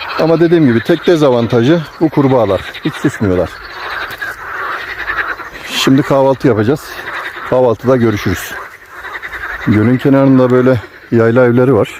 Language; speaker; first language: Turkish; native; Turkish